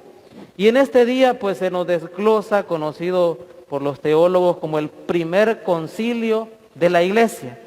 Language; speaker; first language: Spanish; native; Spanish